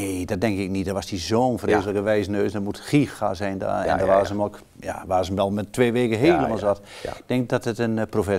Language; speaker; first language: Dutch; native; Dutch